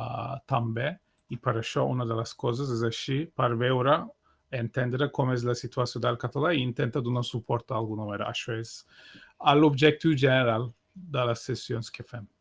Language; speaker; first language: Catalan; non-native, fluent; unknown